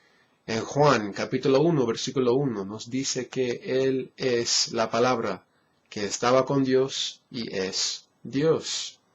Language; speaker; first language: Spanish; non-native, fluent; English